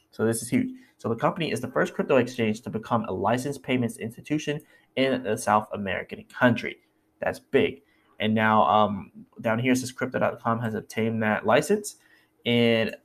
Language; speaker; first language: English; native; English